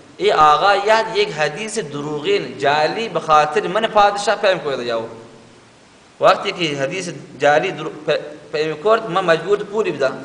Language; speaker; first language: Persian; native; Persian